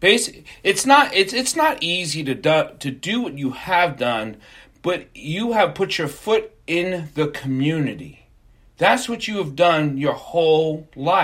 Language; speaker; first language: English; native; English